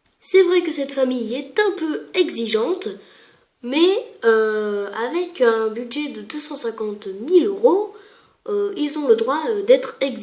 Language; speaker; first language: French; native; French